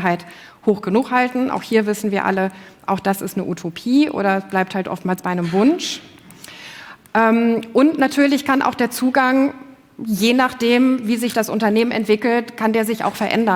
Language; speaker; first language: German; native; German